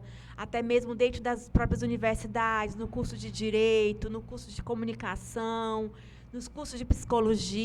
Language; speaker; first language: Portuguese; native; Portuguese